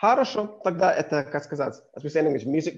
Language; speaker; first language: Russian; non-native, learner; English